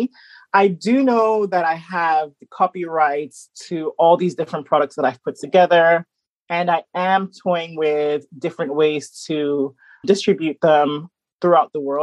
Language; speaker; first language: English; native; English